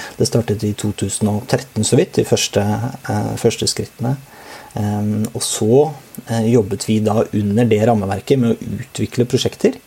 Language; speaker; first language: Norwegian; native; Norwegian